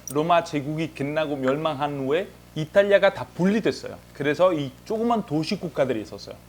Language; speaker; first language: Korean; non-native, fluent; Italian